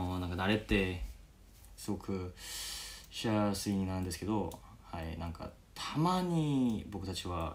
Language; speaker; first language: Japanese; non-native, learner; Korean